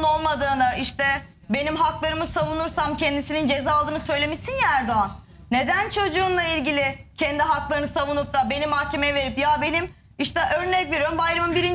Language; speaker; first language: Turkish; native; Turkish